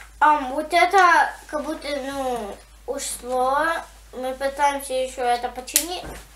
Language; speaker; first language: Russian; early bilingual, heritage; Russian